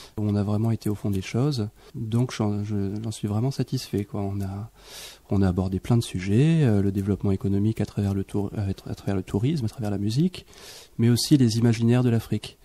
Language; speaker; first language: French; native; French